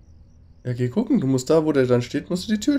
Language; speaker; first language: German; native; German